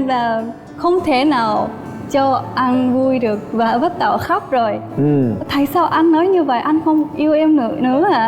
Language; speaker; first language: Vietnamese; non-native, learner; Japanese